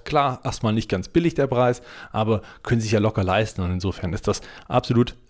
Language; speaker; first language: German; native; German